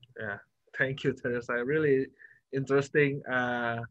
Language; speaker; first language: English; non-native, fluent; Indonesian